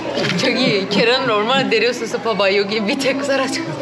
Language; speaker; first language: Korean; non-native, learner; Turkish